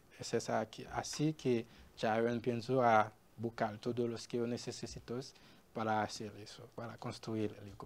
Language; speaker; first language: Spanish; non-native, learner; Haitian Creole